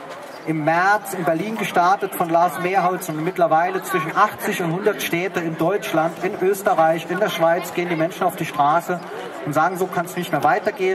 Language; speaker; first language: German; native; German